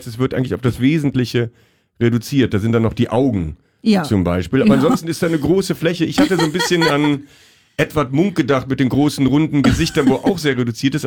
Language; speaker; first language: German; native; German